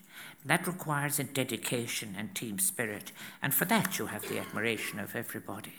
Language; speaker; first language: English; native; English